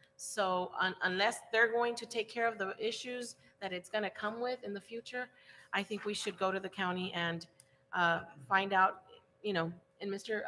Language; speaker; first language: English; early bilingual, other home language; Spanish